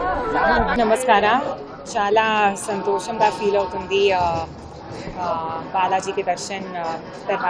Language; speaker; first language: Telugu; non-native, learner; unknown